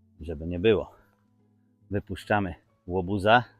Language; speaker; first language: Polish; native; Polish